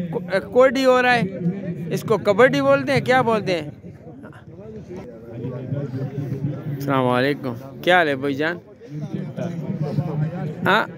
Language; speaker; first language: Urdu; non-native, local second language; Punjabi